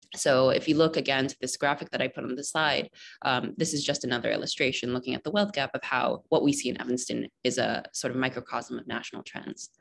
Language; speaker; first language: English; native; English